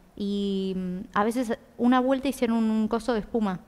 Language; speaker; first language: Spanish; native; Spanish